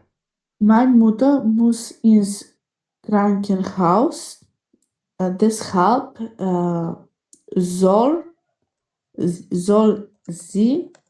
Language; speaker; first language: German; non-native, learner; Macedonian